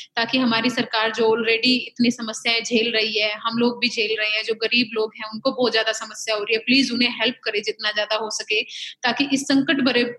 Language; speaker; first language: Hindi; native; Hindi